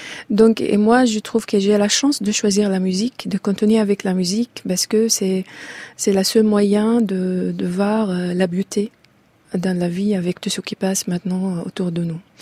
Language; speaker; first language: French; non-native, fluent; Arabic